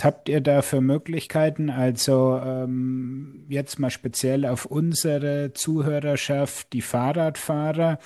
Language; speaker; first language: German; native; German